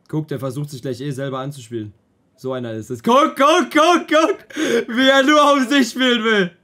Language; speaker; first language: German; native; German